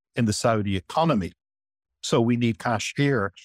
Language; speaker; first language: English; native; English